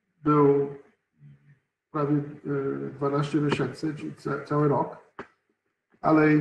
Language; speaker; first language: Polish; non-native, learner; English